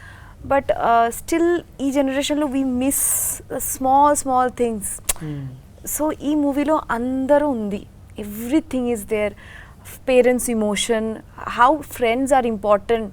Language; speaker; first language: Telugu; non-native, learner; Bangla